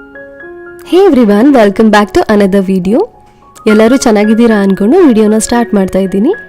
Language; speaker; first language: Kannada; native; Kannada